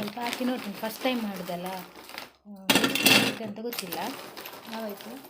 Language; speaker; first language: Kannada; non-native, local second language; Tulu